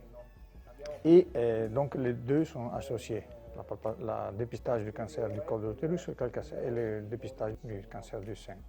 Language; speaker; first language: French; non-native, fluent; Italian